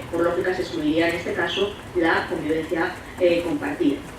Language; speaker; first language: Spanish; native; Spanish